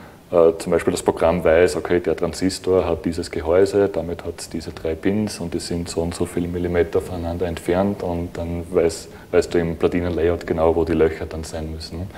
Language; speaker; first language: German; native; German